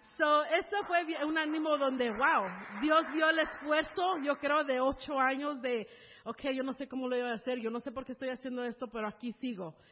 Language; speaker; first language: Spanish; early bilingual, heritage; Spanish